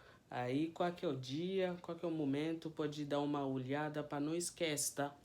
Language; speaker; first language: Portuguese; non-native, fluent; Haitian Creole